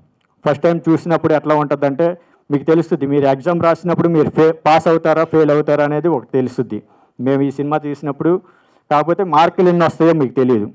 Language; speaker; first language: Telugu; native; Telugu